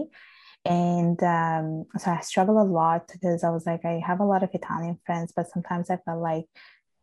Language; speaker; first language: English; non-native, fluent; Italian